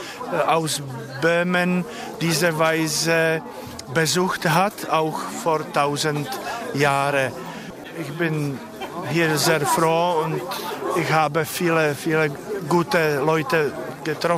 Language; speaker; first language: German; non-native, learner; Czech